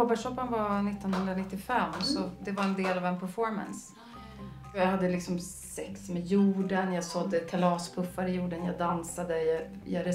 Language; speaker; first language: Swedish; native; Swedish